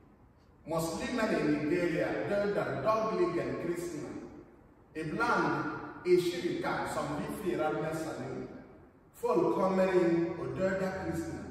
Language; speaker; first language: Swedish; non-native, fluent; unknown